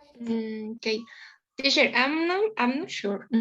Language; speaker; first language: English; non-native, learner; Spanish